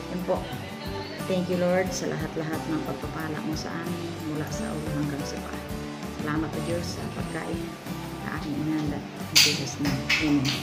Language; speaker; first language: Filipino; non-native, local second language; Cebuano